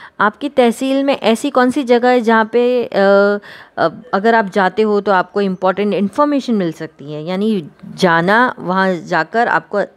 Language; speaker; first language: Hindi; non-native, local second language; Gujarati